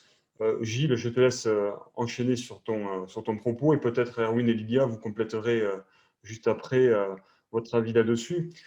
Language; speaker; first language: French; native; French